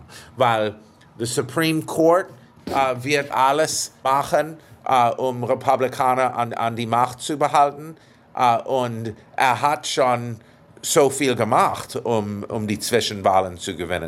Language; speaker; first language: German; non-native, fluent; English